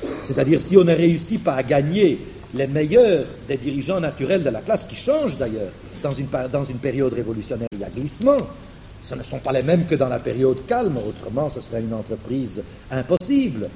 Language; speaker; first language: French; non-native, fluent; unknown